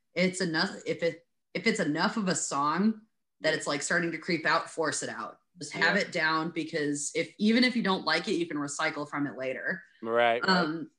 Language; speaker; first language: English; native; English